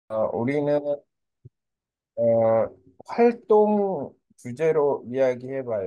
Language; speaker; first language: Korean; non-native, learner; Vietnamese